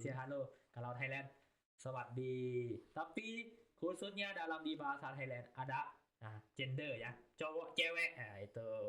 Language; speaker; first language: Indonesian; non-native, learner; Thai